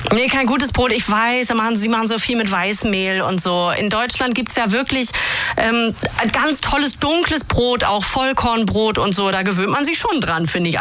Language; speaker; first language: German; native; German